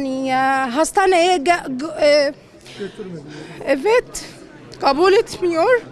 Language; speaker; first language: Turkish; non-native, learner; Arabic